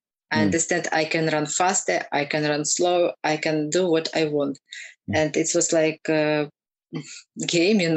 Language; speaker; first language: English; non-native, learner; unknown